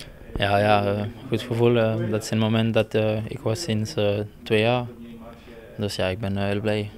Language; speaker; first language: Dutch; non-native, fluent; French